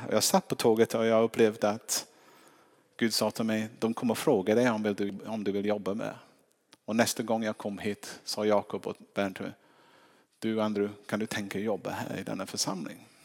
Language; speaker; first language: Swedish; non-native, fluent; English